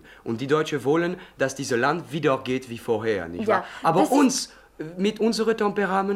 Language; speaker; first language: German; non-native, learner; French